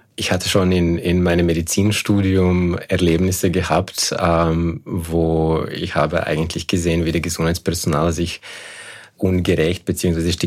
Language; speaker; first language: German; non-native, fluent; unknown